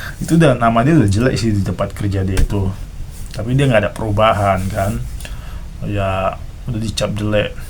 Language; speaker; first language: Indonesian; native; Indonesian